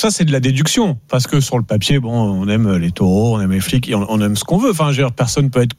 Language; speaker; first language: French; native; French